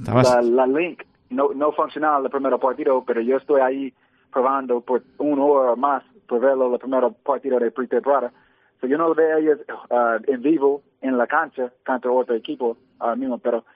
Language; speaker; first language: Spanish; early bilingual, heritage; English